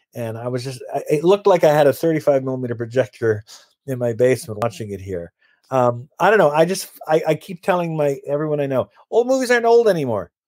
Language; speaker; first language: English; native; English